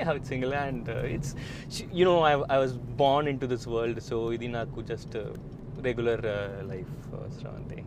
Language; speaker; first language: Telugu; non-native, learner; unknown